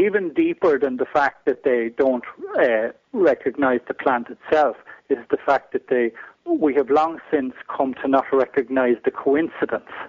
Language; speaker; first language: English; native; English